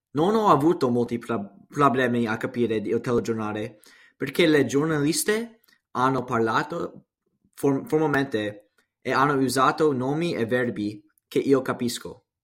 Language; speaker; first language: Italian; non-native, learner; English